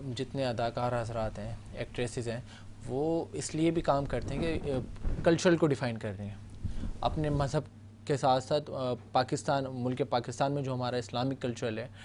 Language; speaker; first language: Urdu; native; Urdu